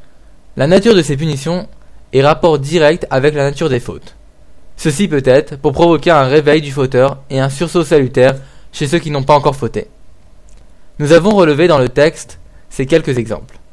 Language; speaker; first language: French; native; French